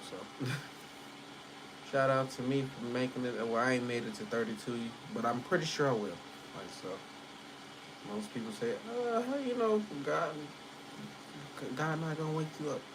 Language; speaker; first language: English; native; English